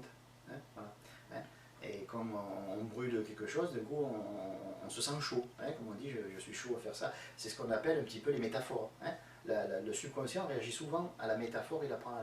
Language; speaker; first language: French; native; French